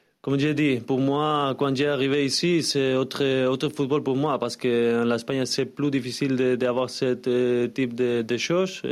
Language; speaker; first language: French; non-native, learner; Spanish